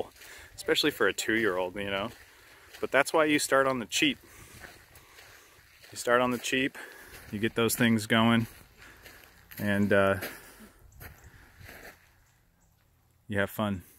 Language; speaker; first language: English; native; English